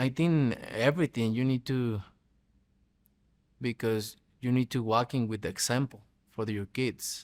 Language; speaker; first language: English; non-native, fluent; Spanish